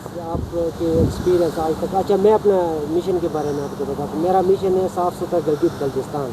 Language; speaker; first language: Urdu; non-native, local second language; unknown